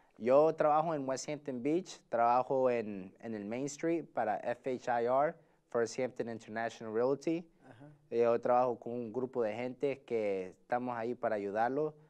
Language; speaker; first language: Spanish; early bilingual, heritage; Spanish